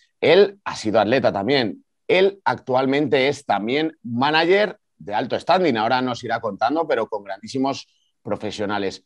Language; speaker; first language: Spanish; native; Spanish